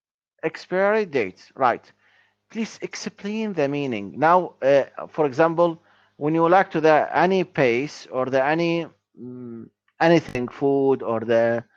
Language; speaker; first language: English; non-native, learner; Arabic